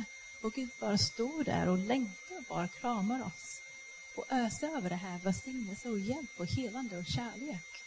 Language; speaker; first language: Swedish; non-native, fluent; English